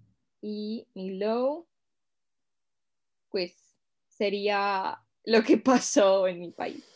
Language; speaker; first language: Spanish; non-native, fluent; English